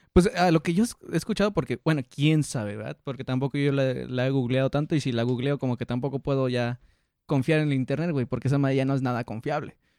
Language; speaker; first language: Spanish; native; Spanish